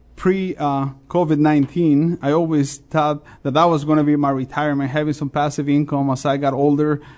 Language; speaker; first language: English; non-native, fluent; Spanish